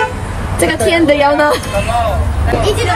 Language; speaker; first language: Chinese; non-native, learner; Ukrainian